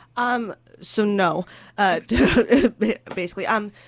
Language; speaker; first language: English; native; English